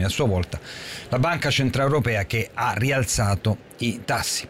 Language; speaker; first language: Italian; native; Italian